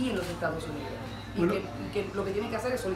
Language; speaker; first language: Spanish; native; Spanish